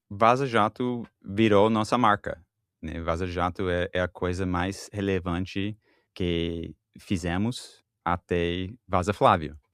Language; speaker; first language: Portuguese; non-native, fluent; English